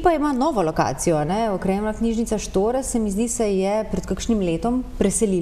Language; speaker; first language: Slovenian; native; Slovenian